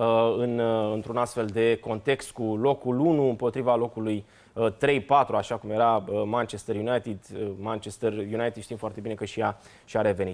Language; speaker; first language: Romanian; native; Romanian